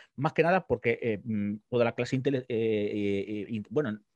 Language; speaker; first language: Spanish; native; Spanish